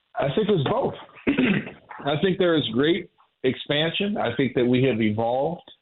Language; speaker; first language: English; native; English